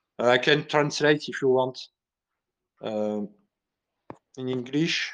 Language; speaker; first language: English; non-native, learner; French